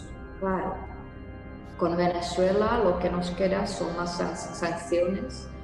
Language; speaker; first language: Spanish; non-native, fluent; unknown